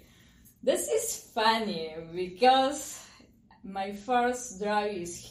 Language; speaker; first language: English; non-native, learner; Spanish